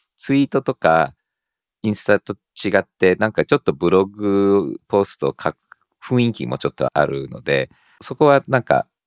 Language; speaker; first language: Japanese; early bilingual, heritage; Japanese